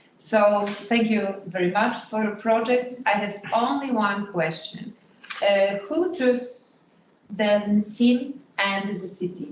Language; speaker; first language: English; non-native, fluent; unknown